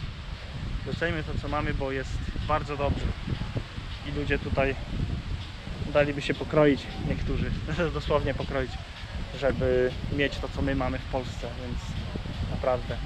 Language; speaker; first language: Polish; native; Polish